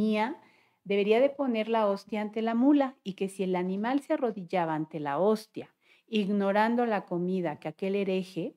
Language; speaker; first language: Spanish; native; Spanish